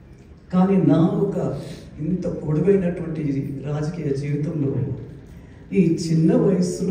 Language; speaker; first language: Telugu; native; Telugu